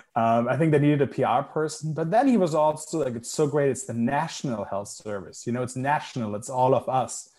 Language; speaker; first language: English; non-native, fluent; German